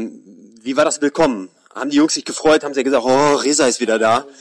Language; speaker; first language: German; native; German